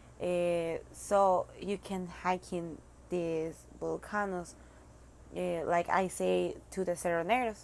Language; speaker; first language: English; non-native, learner; Spanish